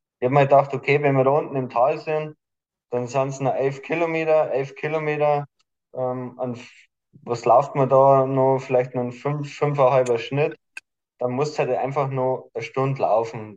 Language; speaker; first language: German; native; German